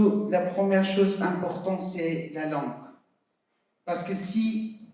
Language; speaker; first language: French; non-native, fluent; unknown